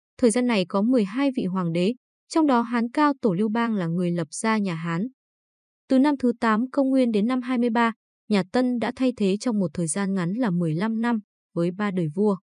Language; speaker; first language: Vietnamese; native; Vietnamese